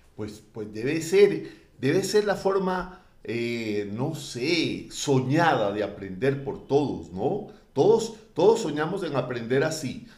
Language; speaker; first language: Spanish; native; Spanish